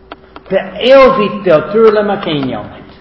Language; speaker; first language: Hungarian; non-native, fluent; English